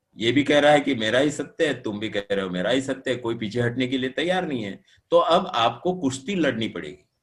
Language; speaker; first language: Hindi; non-native, local second language; Marathi